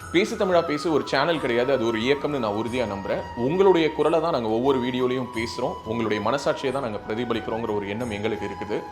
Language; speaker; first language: Tamil; native; Tamil